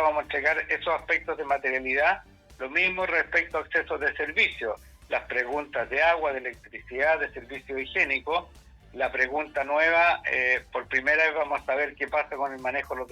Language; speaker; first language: Spanish; native; Spanish